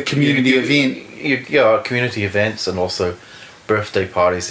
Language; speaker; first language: English; native; English